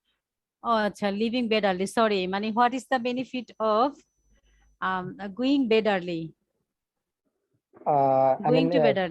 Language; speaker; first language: English; non-native, learner; Bangla